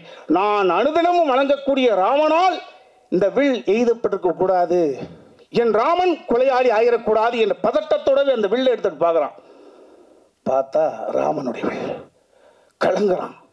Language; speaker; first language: Tamil; native; Tamil